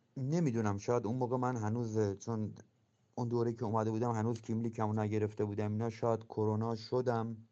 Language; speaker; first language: Persian; native; Persian